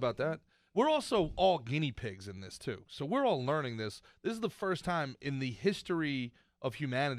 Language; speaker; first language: English; native; English